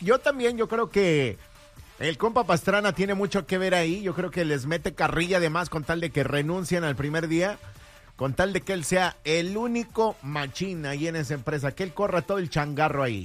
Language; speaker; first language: Spanish; native; Spanish